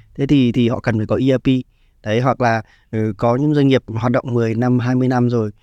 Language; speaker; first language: Vietnamese; native; Vietnamese